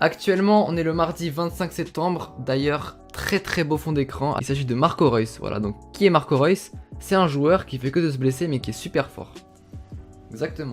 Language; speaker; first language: French; native; French